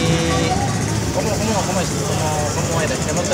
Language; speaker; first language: Spanish; non-native, learner; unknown